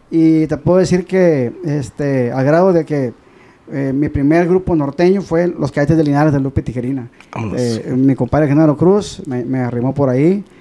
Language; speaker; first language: Spanish; native; Spanish